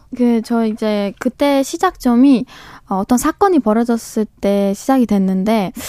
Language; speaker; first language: Korean; non-native, fluent; Persian